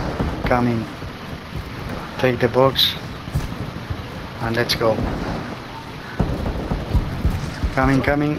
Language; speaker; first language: English; non-native, learner; Spanish